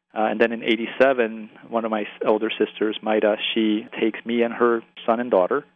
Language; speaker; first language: English; early bilingual, other home language; Spanish